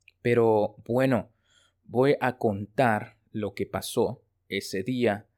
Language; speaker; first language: Spanish; non-native, fluent; Chinese